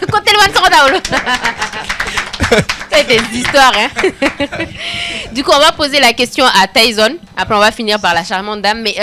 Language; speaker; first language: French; non-native, local second language; Bambara